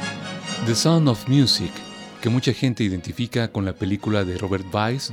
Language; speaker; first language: Spanish; native; Spanish